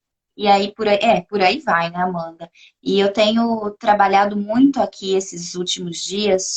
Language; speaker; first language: Portuguese; native; Portuguese